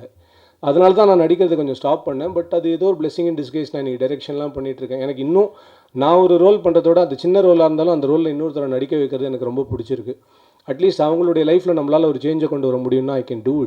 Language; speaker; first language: Tamil; native; Tamil